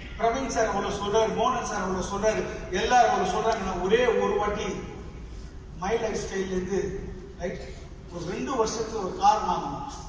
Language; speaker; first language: Tamil; non-native, local second language; Gujarati